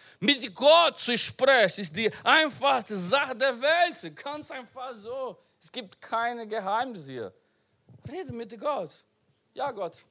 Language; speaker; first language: German; non-native, learner; Portuguese